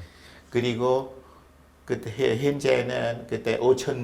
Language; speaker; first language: Korean; non-native, fluent; Vietnamese